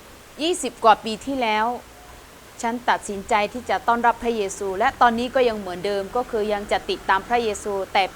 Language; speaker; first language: Thai; non-native, local second language; Lahu